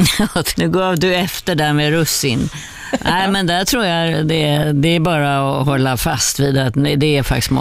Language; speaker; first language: Swedish; native; Swedish